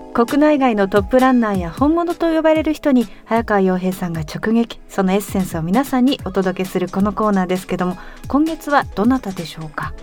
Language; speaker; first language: Japanese; early bilingual, heritage; Japanese